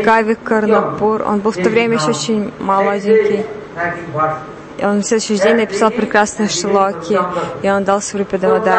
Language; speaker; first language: Russian; non-native, learner; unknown